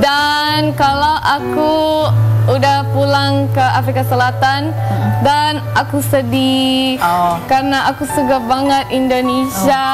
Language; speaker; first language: Indonesian; non-native, learner; English